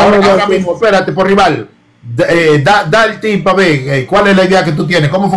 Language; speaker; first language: Spanish; native; Spanish